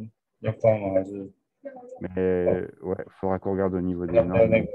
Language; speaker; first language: French; native; French